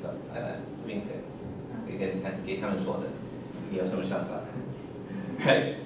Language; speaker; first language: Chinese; non-native, learner; English